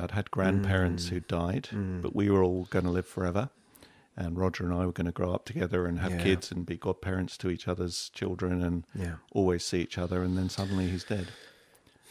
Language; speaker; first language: English; native; English